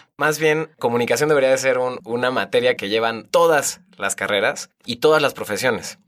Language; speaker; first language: Spanish; native; Spanish